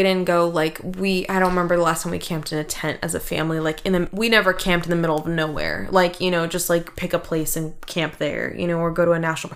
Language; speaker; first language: English; early bilingual, other home language; Russian